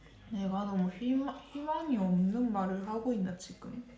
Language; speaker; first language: Korean; non-native, local second language; Japanese